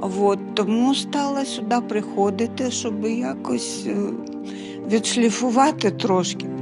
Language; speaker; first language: Ukrainian; non-native, local second language; Russian